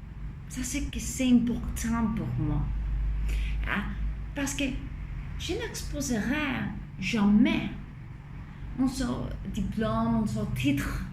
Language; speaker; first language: French; non-native, fluent; Spanish